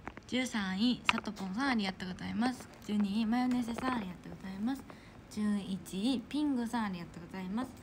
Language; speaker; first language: Japanese; non-native, fluent; Korean